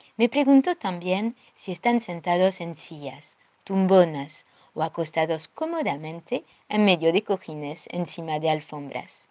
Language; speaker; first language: Spanish; non-native, fluent; French